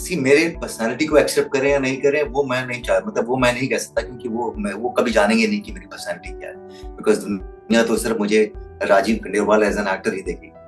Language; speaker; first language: Hindi; native; Hindi